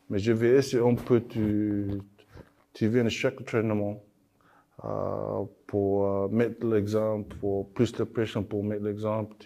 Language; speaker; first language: French; non-native, learner; English